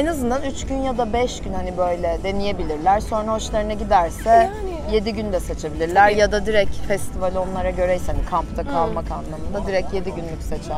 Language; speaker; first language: Turkish; native; Turkish